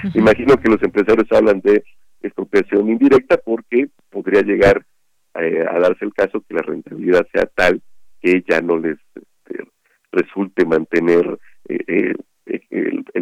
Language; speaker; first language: Spanish; native; Spanish